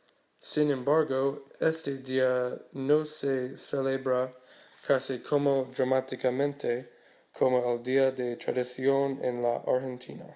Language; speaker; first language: Spanish; non-native, learner; English